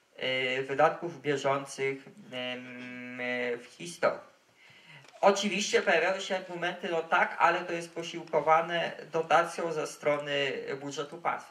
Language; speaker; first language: Polish; native; Polish